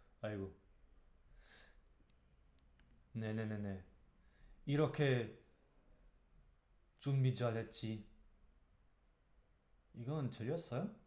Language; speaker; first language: Korean; non-native, learner; German